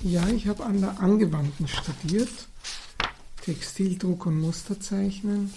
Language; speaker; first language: German; early bilingual, other home language; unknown